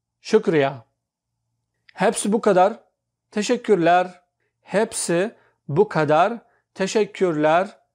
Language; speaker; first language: Turkish; non-native, fluent; Urdu